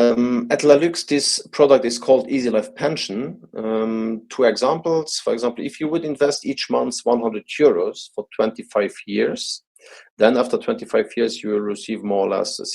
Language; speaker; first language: English; non-native, fluent; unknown